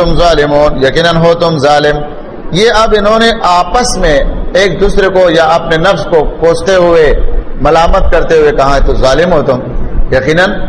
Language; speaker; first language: Urdu; non-native, local second language; Pashto